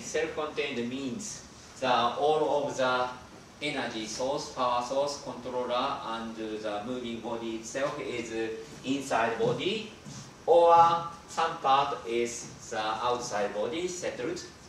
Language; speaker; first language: English; non-native, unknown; Japanese